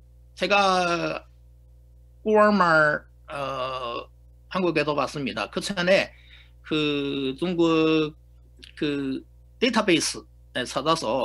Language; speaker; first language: Korean; non-native, fluent; Chinese